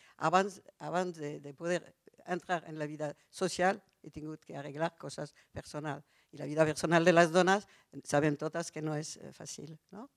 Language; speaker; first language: Catalan; non-native, fluent; French